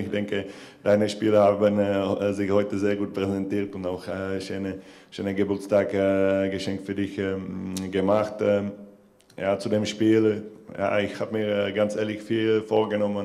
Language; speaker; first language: German; non-native, fluent; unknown